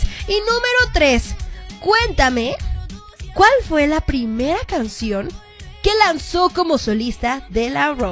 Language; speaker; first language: Spanish; native; Spanish